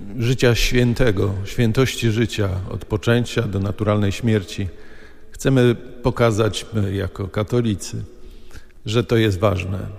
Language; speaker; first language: Polish; native; Polish